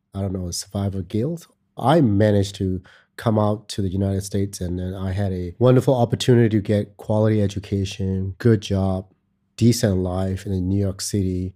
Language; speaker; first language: English; non-native, fluent; Burmese